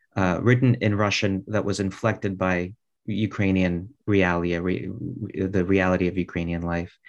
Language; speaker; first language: English; early bilingual, other home language; Russian